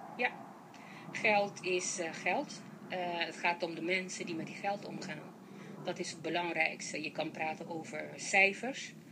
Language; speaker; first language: Dutch; non-native, local second language; Papiamento